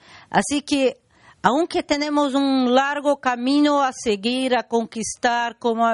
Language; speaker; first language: Spanish; non-native, learner; Portuguese